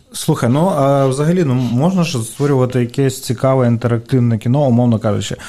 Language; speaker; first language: Ukrainian; native; Ukrainian